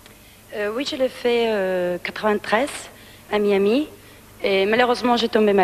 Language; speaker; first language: French; non-native, fluent; Spanish